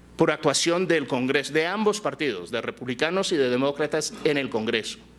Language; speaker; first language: Spanish; early bilingual, heritage; Spanish